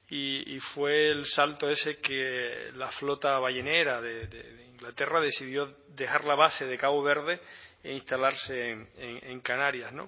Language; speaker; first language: Spanish; native; Spanish